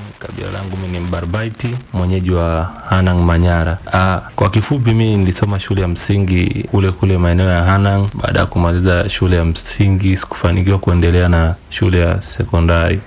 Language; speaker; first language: Swahili; non-native, local second language; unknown